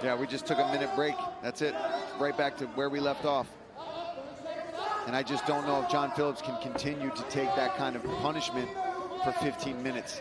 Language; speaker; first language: English; native; English